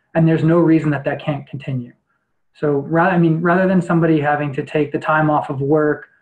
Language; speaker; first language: English; native; English